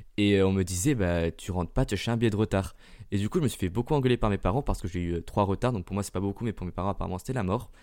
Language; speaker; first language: French; early bilingual, heritage; French